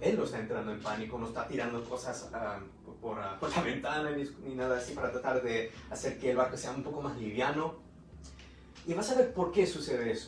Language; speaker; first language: Spanish; early bilingual, heritage; Spanish